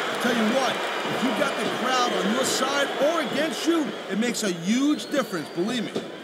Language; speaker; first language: English; native; English